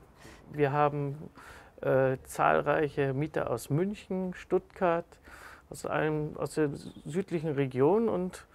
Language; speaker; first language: German; native; German